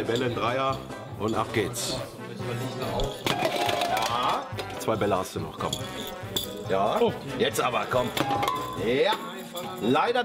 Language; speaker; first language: German; native; German